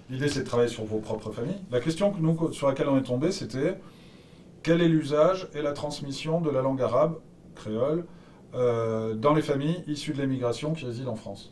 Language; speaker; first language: French; native; French